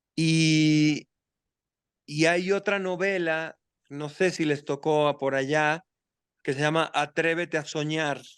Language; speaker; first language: Spanish; native; Spanish